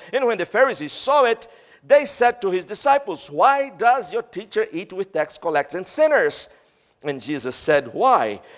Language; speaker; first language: English; non-native, fluent; Portuguese